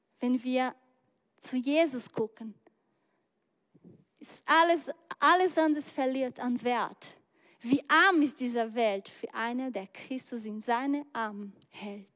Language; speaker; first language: German; non-native, learner; Portuguese